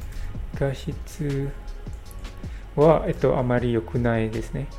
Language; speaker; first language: Japanese; non-native, learner; English